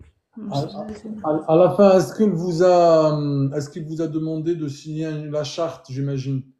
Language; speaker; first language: French; native; French